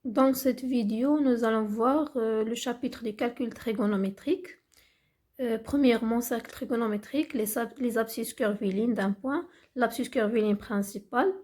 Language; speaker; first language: French; non-native, local second language; Arabic